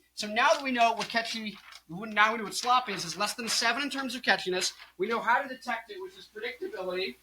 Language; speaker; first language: English; native; English